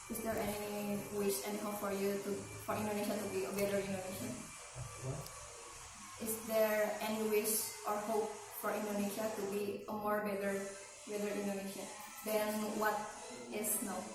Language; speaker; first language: English; non-native, learner; Indonesian